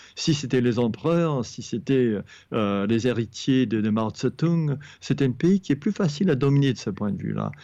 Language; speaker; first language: French; non-native, fluent; English